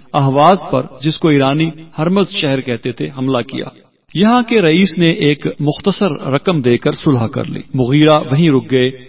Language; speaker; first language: Urdu; native; Urdu